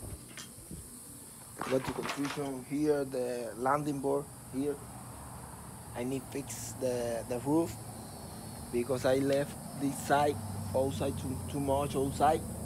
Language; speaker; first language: English; non-native, learner; Spanish